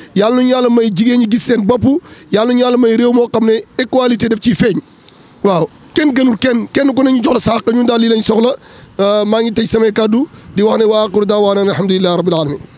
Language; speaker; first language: Wolof; native; Wolof